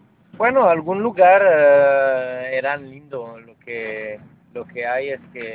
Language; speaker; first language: Spanish; non-native, fluent; French